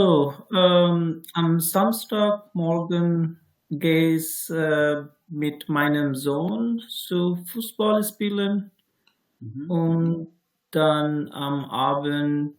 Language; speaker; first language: German; non-native, learner; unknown